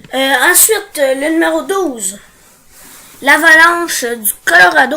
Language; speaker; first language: French; native; French